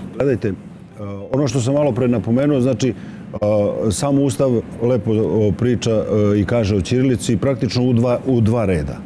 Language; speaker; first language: Serbian; native; Serbian